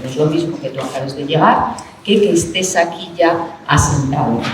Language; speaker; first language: Spanish; native; Spanish